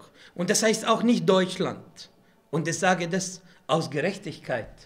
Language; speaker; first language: German; non-native, fluent; Arabic